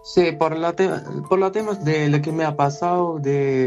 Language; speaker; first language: Spanish; non-native, learner; Arabic